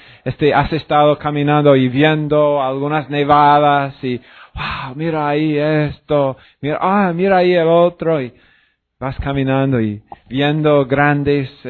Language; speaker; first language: Spanish; non-native, fluent; English